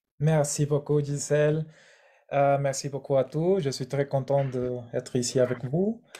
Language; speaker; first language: French; non-native, fluent; Spanish